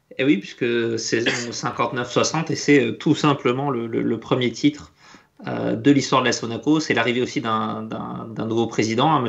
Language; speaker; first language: French; native; French